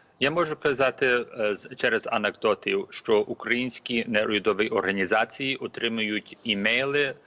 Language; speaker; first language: Ukrainian; early bilingual, heritage; Ukrainian